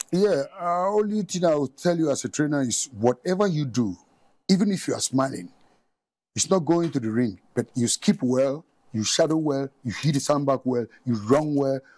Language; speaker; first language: English; non-native, local second language; Ga